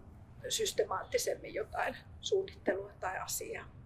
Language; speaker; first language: Finnish; native; Finnish